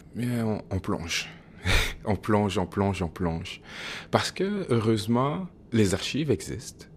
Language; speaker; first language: French; native; French